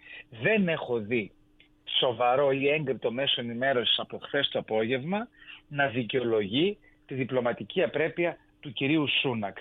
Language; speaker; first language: Greek; native; Greek